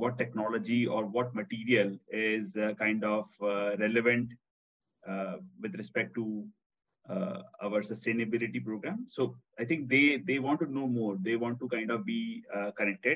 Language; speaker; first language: English; non-native, local second language; Hindi